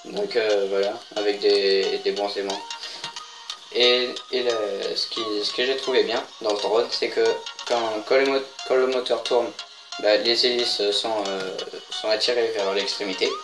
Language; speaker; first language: French; native; French